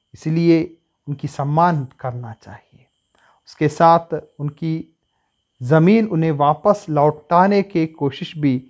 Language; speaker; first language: Hindi; non-native, local second language; Malayalam